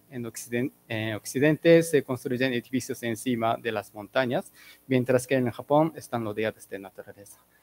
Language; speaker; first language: Spanish; non-native, fluent; Japanese